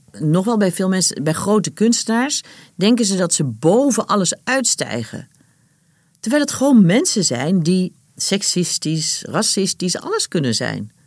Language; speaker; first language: Dutch; native; Dutch